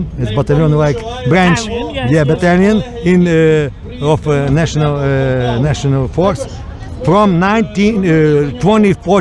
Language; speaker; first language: English; non-native, learner; Ukrainian